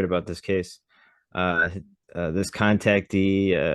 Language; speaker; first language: English; native; English